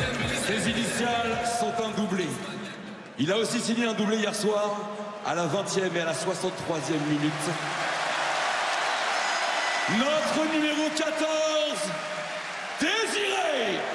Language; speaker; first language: French; native; French